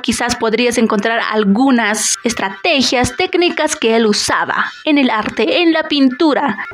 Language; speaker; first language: Spanish; native; Spanish